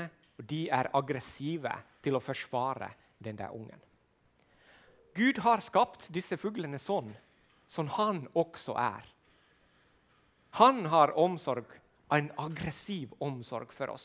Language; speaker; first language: Swedish; non-native, local second language; Finnish